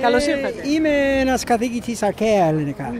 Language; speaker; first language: Greek; non-native, learner; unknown